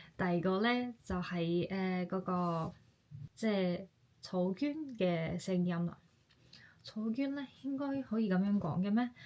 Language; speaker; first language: Cantonese; non-native, fluent; Japanese